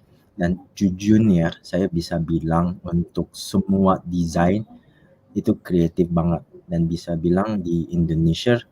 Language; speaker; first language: Indonesian; non-native, fluent; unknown